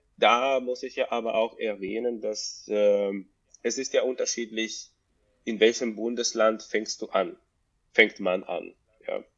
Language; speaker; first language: German; non-native, fluent; Russian